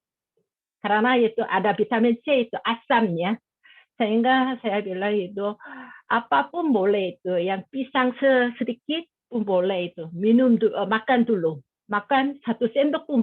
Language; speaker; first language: Indonesian; non-native, fluent; Korean